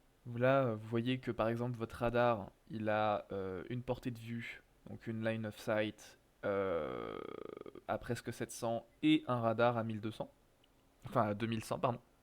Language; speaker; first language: French; native; French